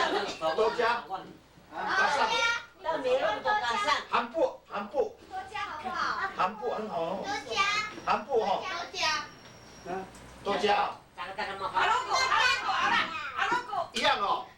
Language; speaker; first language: Chinese; non-native, local second language; Amis